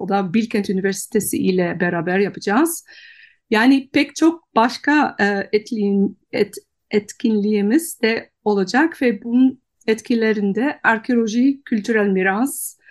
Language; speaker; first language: Turkish; non-native, fluent; Dutch